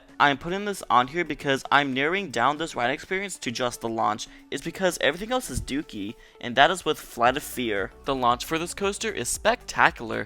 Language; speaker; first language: English; native; English